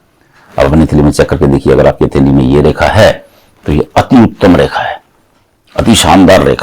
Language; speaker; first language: Hindi; native; Hindi